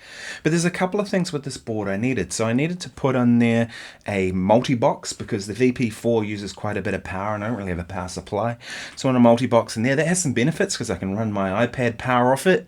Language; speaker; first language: English; native; English